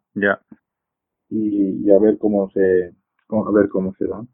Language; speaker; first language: Spanish; native; Spanish